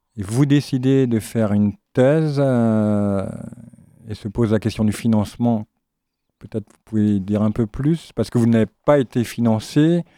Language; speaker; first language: French; native; French